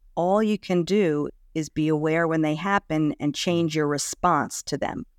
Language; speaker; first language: English; native; English